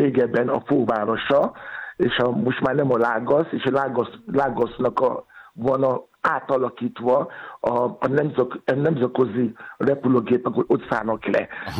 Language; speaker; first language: Hungarian; non-native, fluent; Yoruba